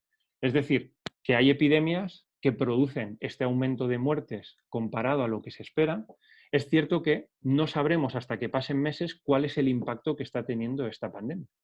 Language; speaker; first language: Spanish; native; Spanish